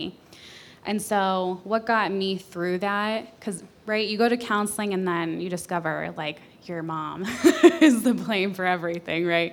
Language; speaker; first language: English; native; English